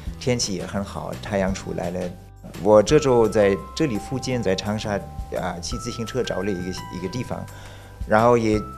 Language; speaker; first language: Chinese; non-native, fluent; German